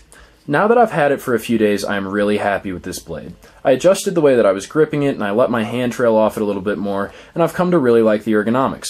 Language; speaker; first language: English; native; English